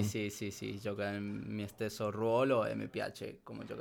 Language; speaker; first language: Italian; non-native, learner; Spanish